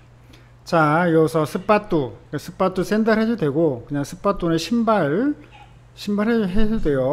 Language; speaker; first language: Korean; native; Korean